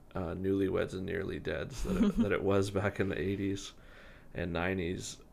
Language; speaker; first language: English; native; English